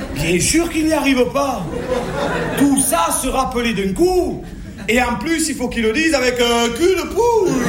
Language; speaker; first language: French; native; French